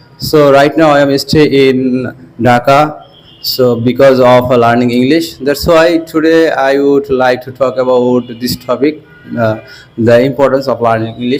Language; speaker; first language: English; non-native, learner; Bangla